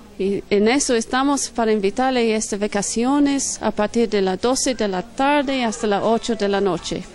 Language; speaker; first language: Spanish; non-native, fluent; English